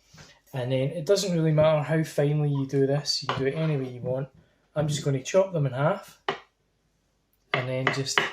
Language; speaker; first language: English; native; English